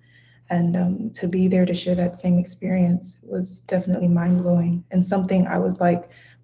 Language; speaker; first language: English; non-native, fluent; Samoan